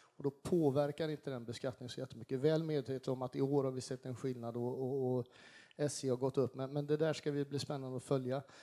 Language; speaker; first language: Swedish; native; Swedish